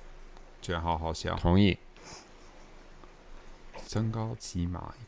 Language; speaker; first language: Chinese; non-native, fluent; English